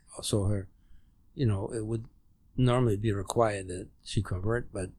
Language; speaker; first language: English; non-native, fluent; German